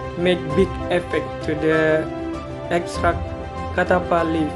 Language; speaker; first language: English; non-native, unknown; Indonesian